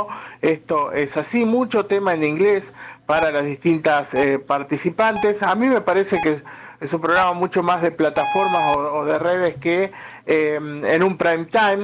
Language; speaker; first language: Spanish; native; Spanish